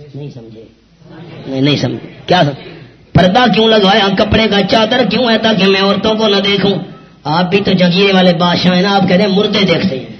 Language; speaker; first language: Urdu; non-native, local second language; Pashto